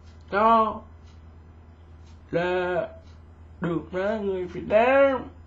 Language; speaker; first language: Vietnamese; early bilingual, other home language; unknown